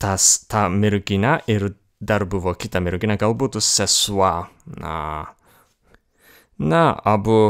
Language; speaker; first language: Lithuanian; non-native, fluent; Japanese